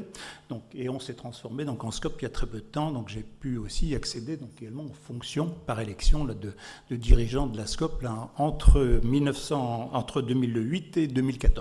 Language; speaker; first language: French; native; French